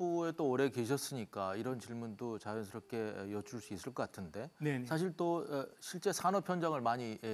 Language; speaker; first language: Korean; native; Korean